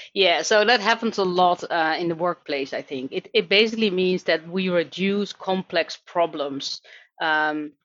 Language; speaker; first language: English; non-native, fluent; Dutch